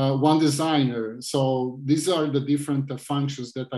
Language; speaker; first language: English; non-native, fluent; Portuguese